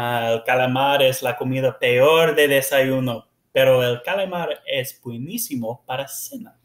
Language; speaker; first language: Spanish; non-native, learner; English